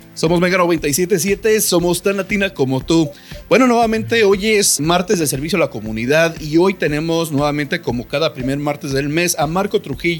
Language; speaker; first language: Spanish; native; Spanish